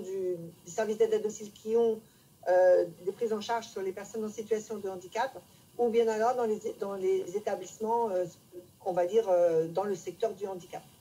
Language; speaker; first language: French; native; French